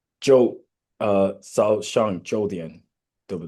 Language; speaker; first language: Chinese; non-native, learner; English